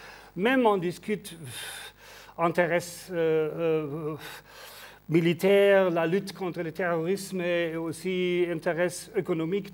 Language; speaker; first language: French; non-native, learner; German